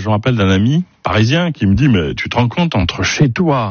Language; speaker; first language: French; native; French